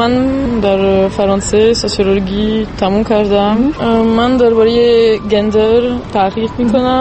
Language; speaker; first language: Persian; non-native, fluent; French